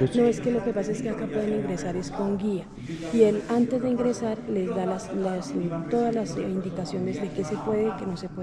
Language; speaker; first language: Spanish; native; Spanish